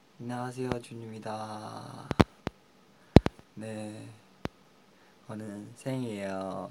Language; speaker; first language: Korean; non-native, fluent; Chinese